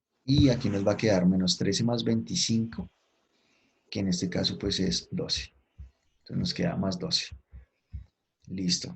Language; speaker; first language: Spanish; native; Spanish